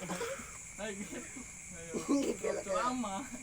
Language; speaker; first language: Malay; non-native, local second language; Sundanese